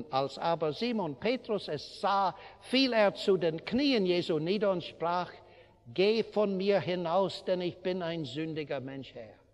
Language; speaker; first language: German; non-native, fluent; English